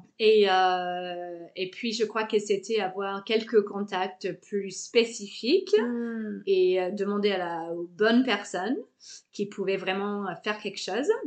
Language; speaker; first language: French; non-native, fluent; English